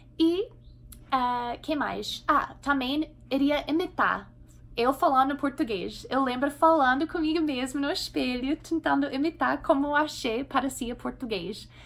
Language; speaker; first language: Portuguese; non-native, fluent; English